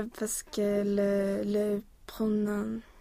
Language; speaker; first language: French; non-native, learner; Swedish